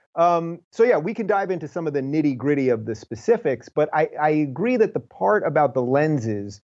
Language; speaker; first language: English; native; English